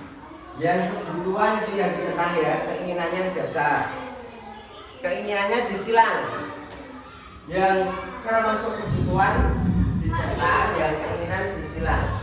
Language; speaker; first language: Indonesian; native; Indonesian